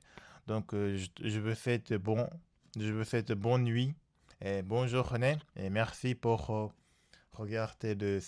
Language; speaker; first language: French; non-native, learner; Japanese